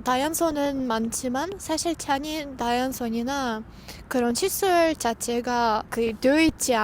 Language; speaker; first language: Korean; non-native, fluent; Russian